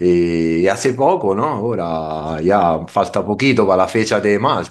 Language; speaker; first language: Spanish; non-native, learner; Italian